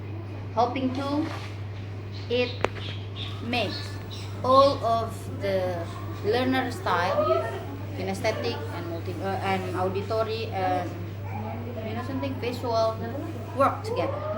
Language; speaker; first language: English; non-native, fluent; Indonesian